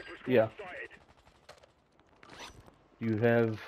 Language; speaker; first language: English; native; English